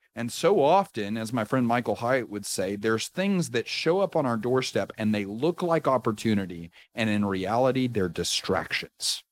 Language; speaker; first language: English; native; English